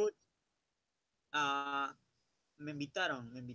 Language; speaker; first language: English; non-native, learner; Spanish